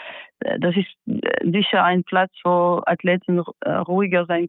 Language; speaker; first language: German; non-native, fluent; French